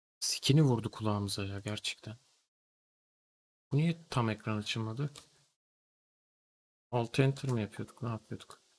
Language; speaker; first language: Turkish; native; Turkish